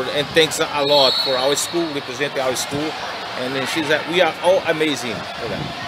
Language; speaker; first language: English; non-native, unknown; Portuguese